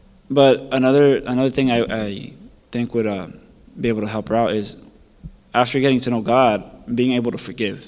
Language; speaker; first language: English; early bilingual, other home language; Spanish